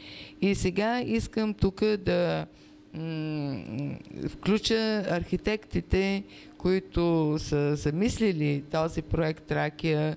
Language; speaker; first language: Bulgarian; native; Bulgarian